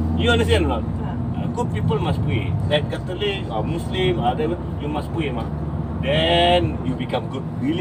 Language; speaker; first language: English; non-native, local second language; Malay